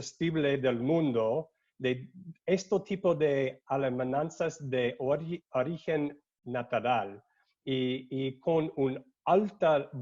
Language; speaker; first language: Spanish; non-native, learner; English